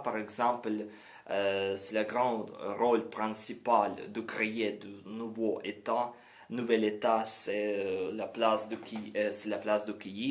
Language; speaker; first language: French; non-native, learner; Ukrainian